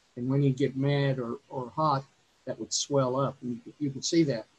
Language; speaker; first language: English; native; English